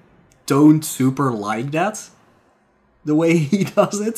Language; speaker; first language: English; non-native, fluent; Dutch